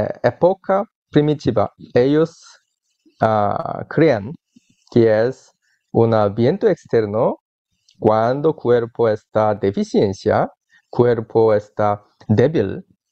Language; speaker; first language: Spanish; non-native, learner; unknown